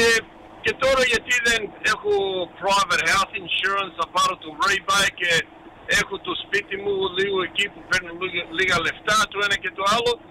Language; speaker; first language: Greek; early bilingual, heritage; Greek